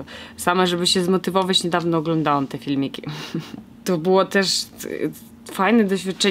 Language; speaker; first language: Polish; non-native, fluent; Russian